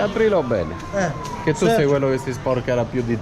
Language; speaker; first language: Italian; native; Italian